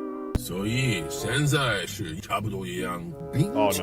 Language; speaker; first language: Chinese; non-native, learner; English